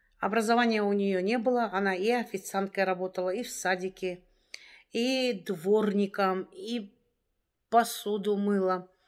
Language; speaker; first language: Russian; native; Russian